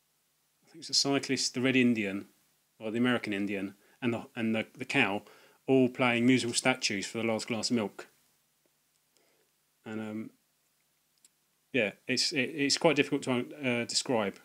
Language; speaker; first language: English; native; English